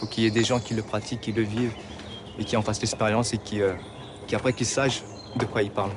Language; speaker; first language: French; native; French